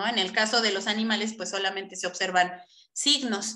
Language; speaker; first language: Spanish; native; Spanish